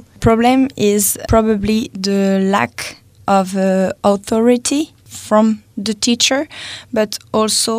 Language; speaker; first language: English; non-native, fluent; French